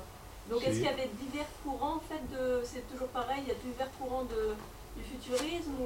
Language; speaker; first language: French; native; French